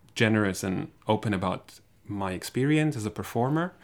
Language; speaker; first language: English; non-native, fluent; Spanish